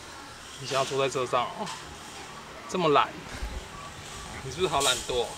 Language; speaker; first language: Chinese; native; Chinese